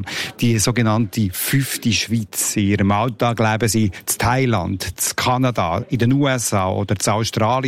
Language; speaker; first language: German; native; German